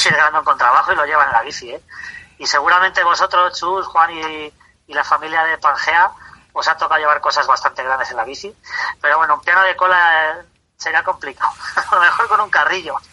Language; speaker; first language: Spanish; native; Spanish